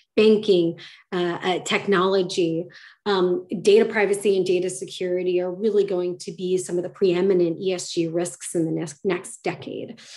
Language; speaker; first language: English; native; English